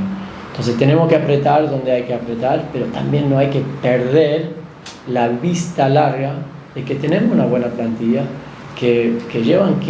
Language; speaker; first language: Spanish; non-native, fluent; English